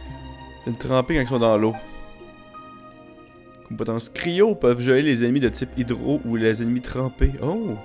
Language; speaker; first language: French; native; French